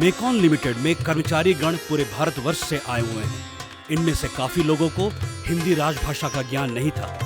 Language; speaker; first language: Hindi; native; Hindi